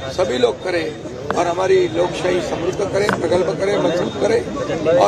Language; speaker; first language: Hindi; non-native, local second language; Marathi